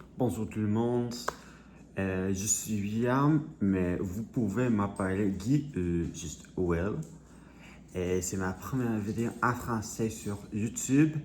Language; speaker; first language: French; non-native, learner; English